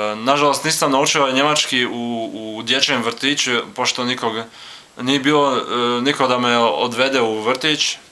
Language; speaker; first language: Croatian; early bilingual, heritage; Croatian